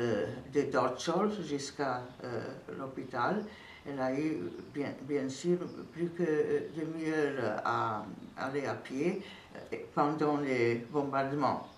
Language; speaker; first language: French; non-native, fluent; Serbian